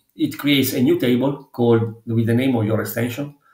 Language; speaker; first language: English; non-native, fluent; Italian